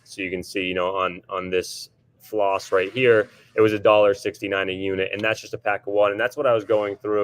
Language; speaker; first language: English; native; English